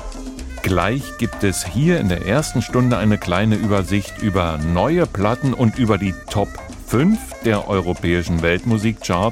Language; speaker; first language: German; native; German